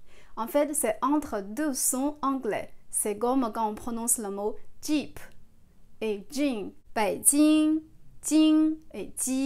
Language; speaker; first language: French; non-native, fluent; Chinese